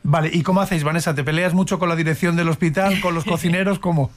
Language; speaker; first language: Spanish; native; Spanish